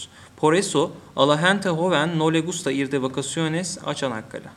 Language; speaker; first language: Spanish; non-native, learner; Turkish